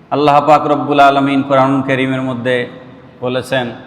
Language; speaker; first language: Bangla; non-native, local second language; Sylheti